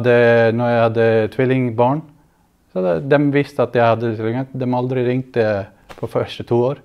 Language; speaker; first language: Norwegian; non-native, fluent; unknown